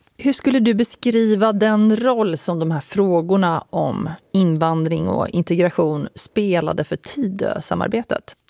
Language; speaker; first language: Swedish; native; Swedish